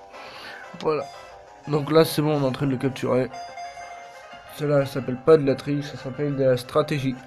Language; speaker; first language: French; native; French